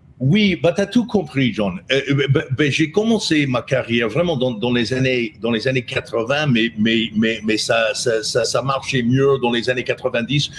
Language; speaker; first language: French; non-native, fluent; English